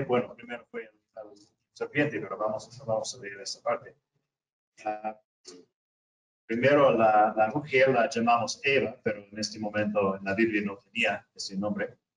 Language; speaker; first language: Spanish; non-native, fluent; English